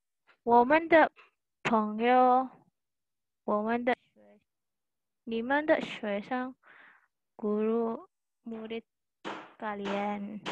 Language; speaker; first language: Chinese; non-native, learner; Indonesian